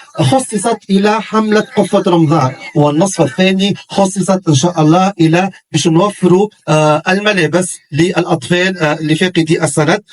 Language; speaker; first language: Arabic; native; Arabic